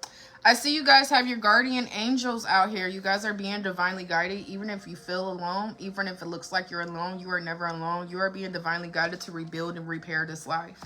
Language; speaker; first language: English; native; English